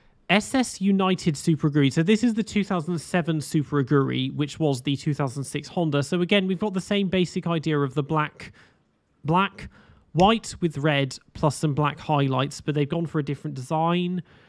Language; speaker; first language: English; native; English